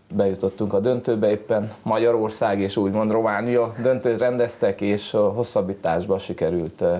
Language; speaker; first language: Hungarian; native; Hungarian